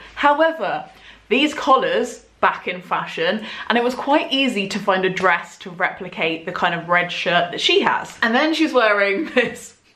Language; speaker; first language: English; native; English